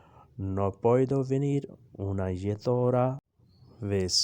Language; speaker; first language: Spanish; non-native, learner; Urdu